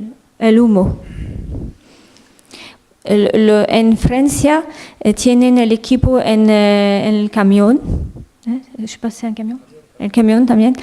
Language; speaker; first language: Spanish; non-native, learner; French